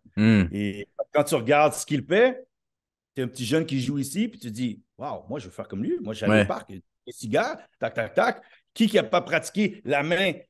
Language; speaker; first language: French; native; French